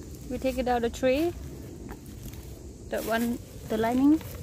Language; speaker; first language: English; non-native, learner; Northeastern Thai